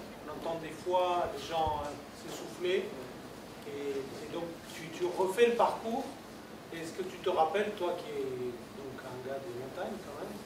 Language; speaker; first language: French; native; French